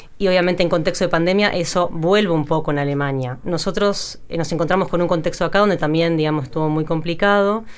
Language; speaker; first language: Spanish; native; Spanish